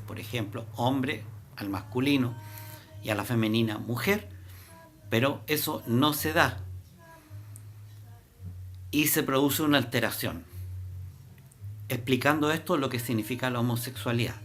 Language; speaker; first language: Spanish; native; Spanish